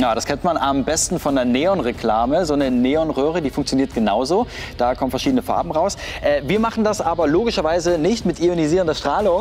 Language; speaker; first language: German; native; German